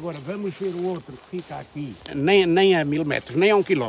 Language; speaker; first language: Portuguese; native; Portuguese